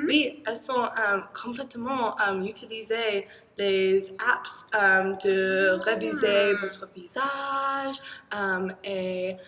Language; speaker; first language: French; non-native, learner; English